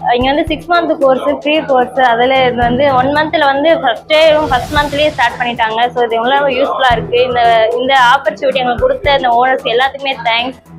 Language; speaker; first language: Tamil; native; Tamil